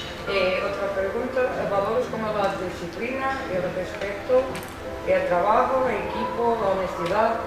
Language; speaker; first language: Spanish; non-native, learner; Portuguese